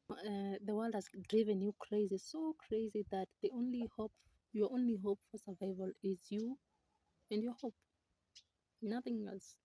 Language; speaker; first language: English; non-native, local second language; Swahili